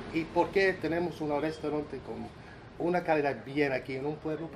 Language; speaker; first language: Spanish; non-native, learner; English